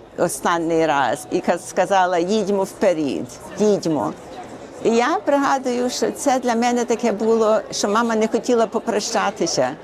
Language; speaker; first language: Ukrainian; early bilingual, heritage; Ukrainian